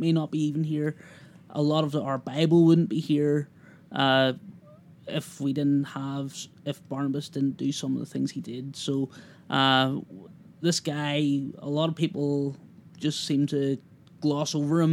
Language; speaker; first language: English; native; English